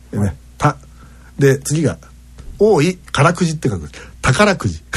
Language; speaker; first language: Japanese; native; Japanese